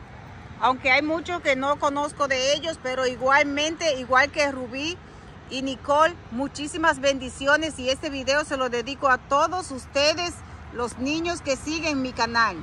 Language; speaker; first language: Spanish; native; Spanish